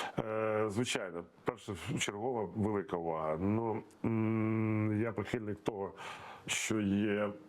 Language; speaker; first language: Ukrainian; non-native, local second language; Russian